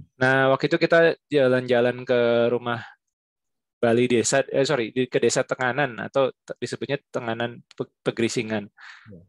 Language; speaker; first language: Indonesian; native; Indonesian